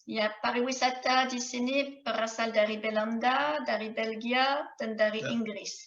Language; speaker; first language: Indonesian; non-native, fluent; French